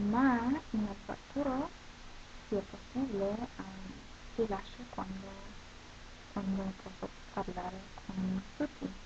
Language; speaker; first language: Italian; non-native, learner; English